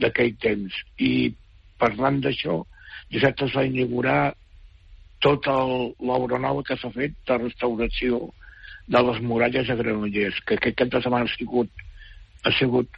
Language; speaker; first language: Catalan; native; Catalan